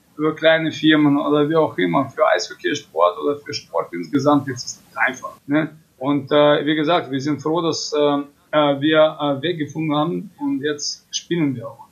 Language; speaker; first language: German; non-native, fluent; Russian